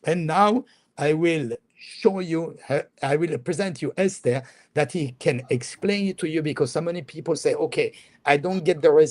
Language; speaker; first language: English; non-native, fluent; French